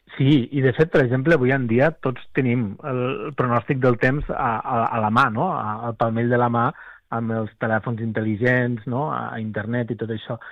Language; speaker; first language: Catalan; native; Catalan